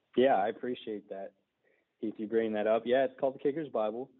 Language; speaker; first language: English; native; English